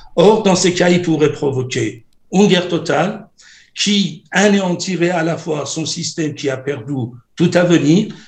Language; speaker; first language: French; non-native, fluent; Persian